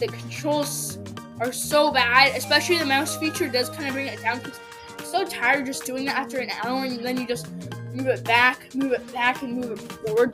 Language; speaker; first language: English; native; English